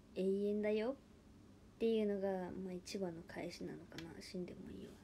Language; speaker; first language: Japanese; native; Japanese